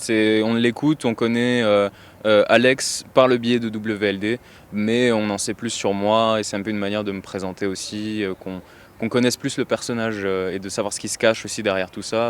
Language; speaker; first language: French; native; French